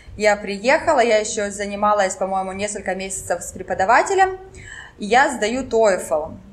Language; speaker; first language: Russian; non-native, local second language; French